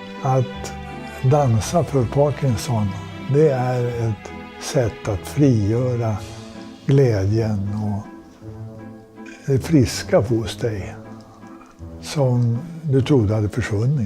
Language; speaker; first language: Swedish; native; Swedish